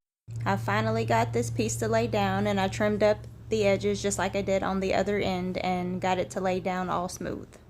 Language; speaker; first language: English; native; English